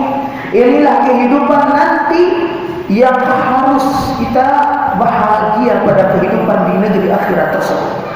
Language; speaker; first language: Indonesian; native; Indonesian